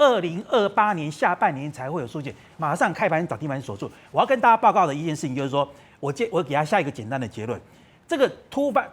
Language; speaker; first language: Chinese; native; Chinese